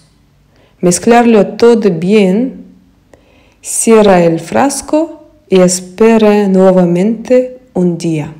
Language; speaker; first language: Spanish; non-native, fluent; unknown